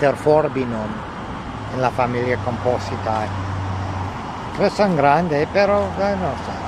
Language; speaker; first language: Spanish; non-native, learner; English